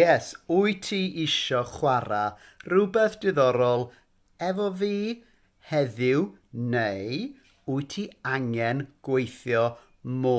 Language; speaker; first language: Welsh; non-native, fluent; English